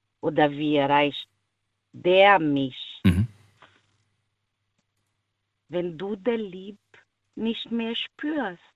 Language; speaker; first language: German; non-native, learner; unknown